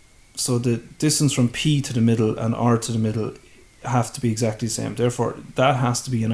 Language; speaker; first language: English; native; English